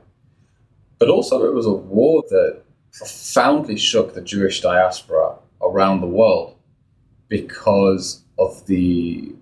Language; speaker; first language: English; native; English